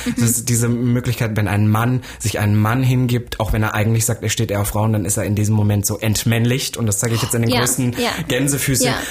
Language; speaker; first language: German; native; German